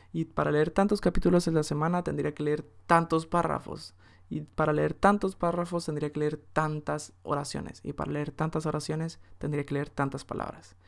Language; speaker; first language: Spanish; early bilingual, heritage; Spanish